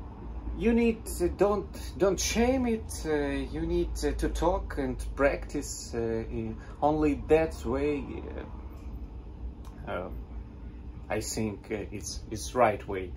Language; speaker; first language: English; non-native, learner; Russian